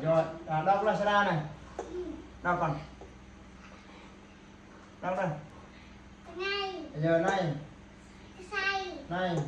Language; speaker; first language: Vietnamese; non-native, local second language; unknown